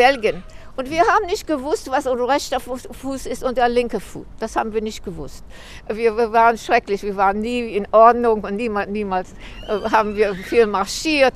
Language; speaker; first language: German; early bilingual, heritage; German